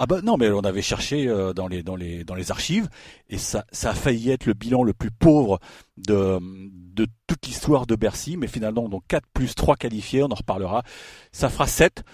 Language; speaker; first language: French; native; French